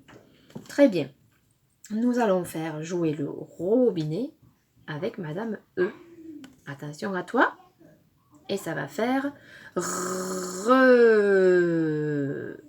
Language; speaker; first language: French; native; French